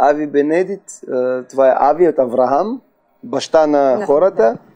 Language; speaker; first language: Bulgarian; non-native, learner; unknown